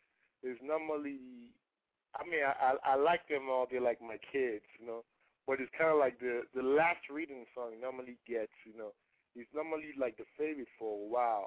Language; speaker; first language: English; non-native, local second language; Yoruba